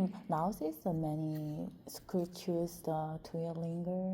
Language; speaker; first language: English; non-native, learner; Korean